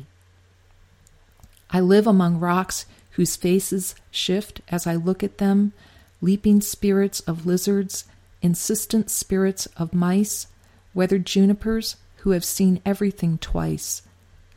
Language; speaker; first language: English; native; English